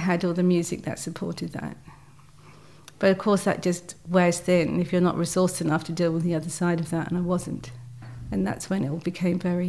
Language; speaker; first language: English; native; English